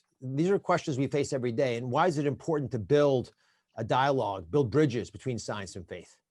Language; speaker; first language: English; native; English